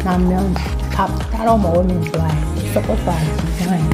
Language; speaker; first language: Korean; non-native, learner; Chinese